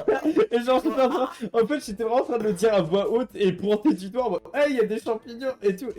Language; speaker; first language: French; native; French